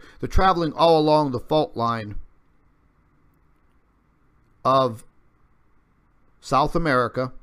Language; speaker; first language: English; native; English